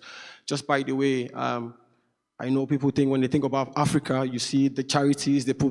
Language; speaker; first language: English; non-native, local second language; Yoruba